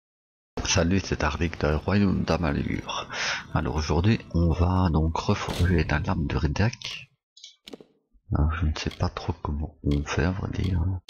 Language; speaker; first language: French; native; French